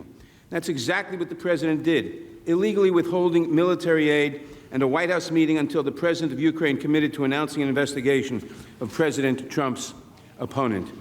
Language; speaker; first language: English; native; English